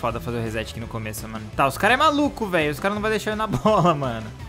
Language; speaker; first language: Portuguese; native; Portuguese